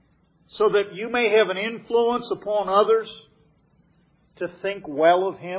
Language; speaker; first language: English; native; English